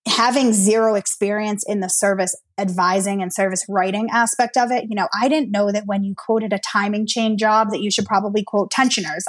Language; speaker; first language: English; native; English